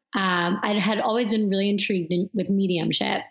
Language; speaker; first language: English; native; English